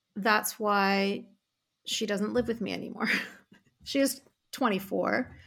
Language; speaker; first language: English; native; English